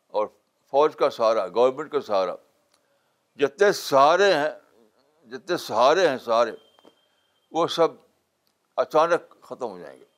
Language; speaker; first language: Urdu; native; Urdu